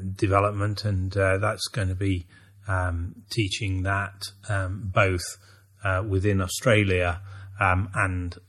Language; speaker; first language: English; native; English